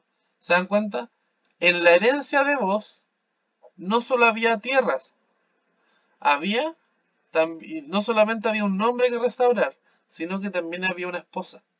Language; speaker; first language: Spanish; native; Spanish